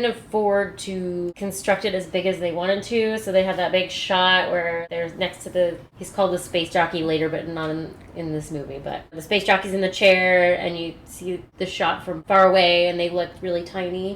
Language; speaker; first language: English; native; English